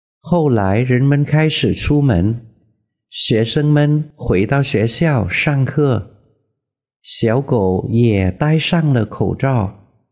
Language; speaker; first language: Chinese; non-native, fluent; Vietnamese